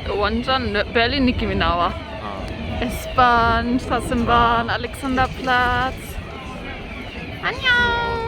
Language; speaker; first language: Korean; early bilingual, heritage; German